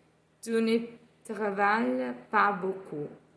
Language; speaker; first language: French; non-native, fluent; Italian